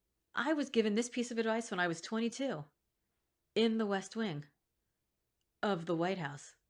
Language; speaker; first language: English; native; English